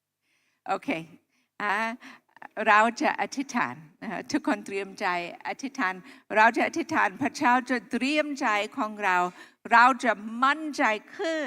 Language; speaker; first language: Thai; non-native, local second language; Akha